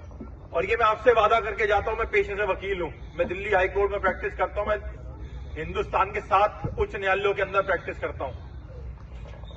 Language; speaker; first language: Hindi; native; Hindi